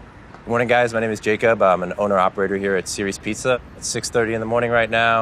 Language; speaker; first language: English; native; English